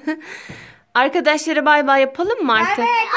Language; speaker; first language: Turkish; native; Turkish